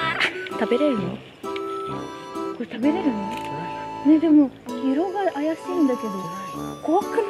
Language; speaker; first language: Japanese; non-native, learner; Indonesian